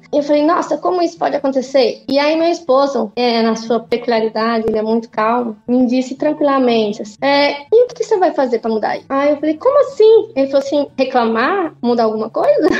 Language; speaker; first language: Portuguese; native; Portuguese